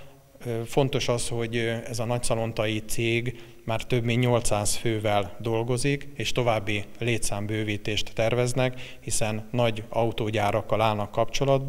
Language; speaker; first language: Hungarian; native; Hungarian